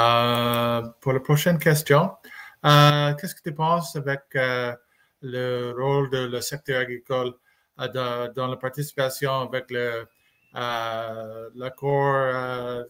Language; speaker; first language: French; non-native, learner; English